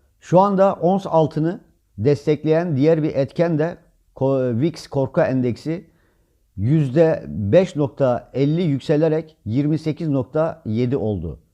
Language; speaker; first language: Turkish; native; Turkish